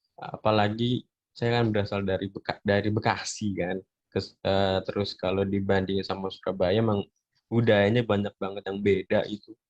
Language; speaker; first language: Indonesian; native; Indonesian